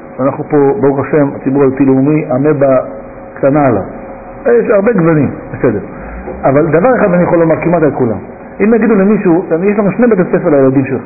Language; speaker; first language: Hebrew; native; Hebrew